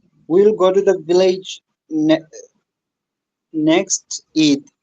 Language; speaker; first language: English; non-native, local second language; Bangla